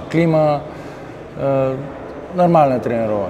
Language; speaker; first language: Russian; non-native, learner; Bulgarian